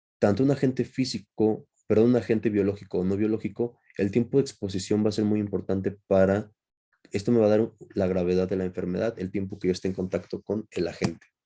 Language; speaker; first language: Spanish; native; Spanish